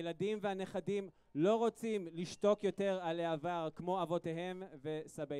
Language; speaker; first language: Hebrew; native; Hebrew